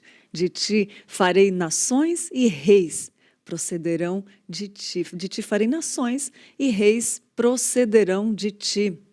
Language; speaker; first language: Portuguese; native; Portuguese